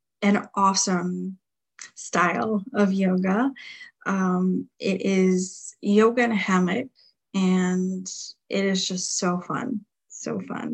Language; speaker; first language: English; native; English